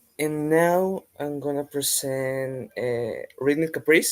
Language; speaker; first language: English; non-native, fluent; Spanish